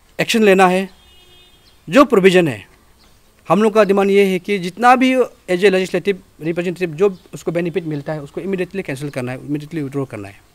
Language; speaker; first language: Hindi; non-native, local second language; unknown